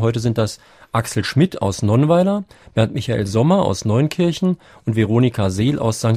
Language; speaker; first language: German; native; German